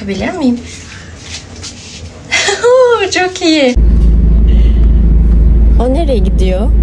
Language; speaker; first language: Turkish; native; Turkish